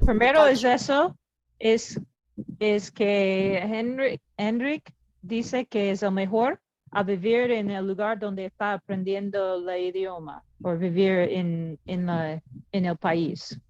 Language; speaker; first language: Spanish; non-native, learner; English